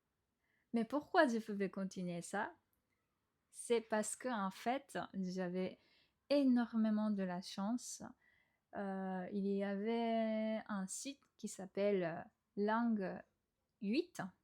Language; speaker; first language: French; non-native, fluent; Japanese